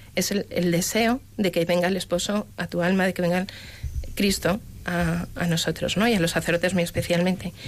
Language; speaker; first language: Spanish; native; Spanish